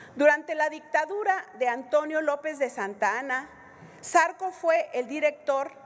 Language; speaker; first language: Spanish; native; Spanish